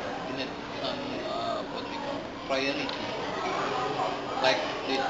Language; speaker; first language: English; non-native, learner; Indonesian